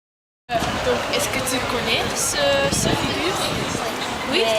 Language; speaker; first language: French; non-native, learner; Dutch